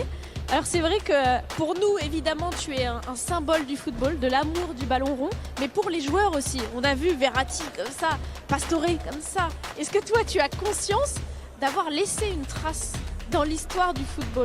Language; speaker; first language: French; native; French